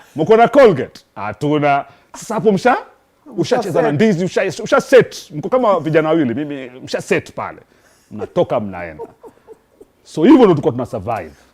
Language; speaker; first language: Swahili; native; Swahili